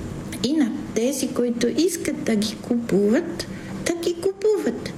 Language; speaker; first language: Bulgarian; non-native, fluent; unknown